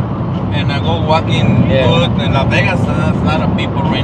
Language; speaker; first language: English; non-native, learner; Spanish